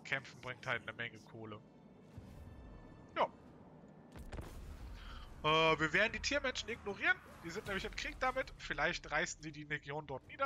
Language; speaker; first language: German; native; German